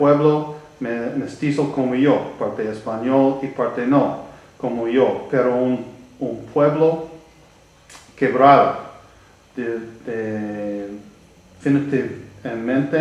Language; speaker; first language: Spanish; non-native, learner; English